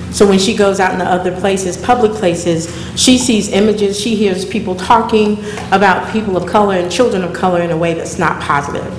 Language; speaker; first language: English; native; English